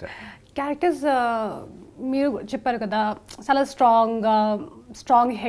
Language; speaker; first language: Telugu; non-native, fluent; Hindi